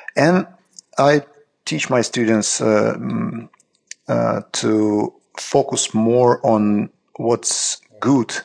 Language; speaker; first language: English; non-native, learner; Russian